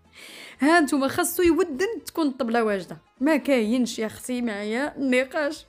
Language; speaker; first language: Arabic; native; Arabic